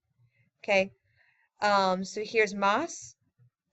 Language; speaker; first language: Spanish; non-native, fluent; English